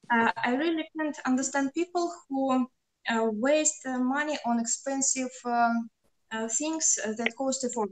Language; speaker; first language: English; non-native, learner; Russian